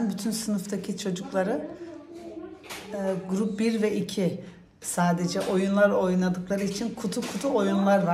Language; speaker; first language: Turkish; early bilingual, heritage; Turkish